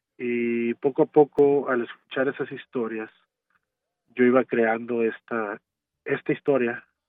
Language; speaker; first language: Spanish; early bilingual, heritage; Spanish